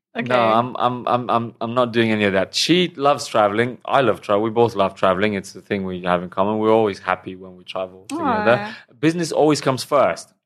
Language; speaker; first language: English; non-native, fluent; Romanian